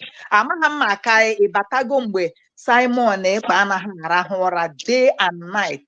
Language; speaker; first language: Igbo; native; Igbo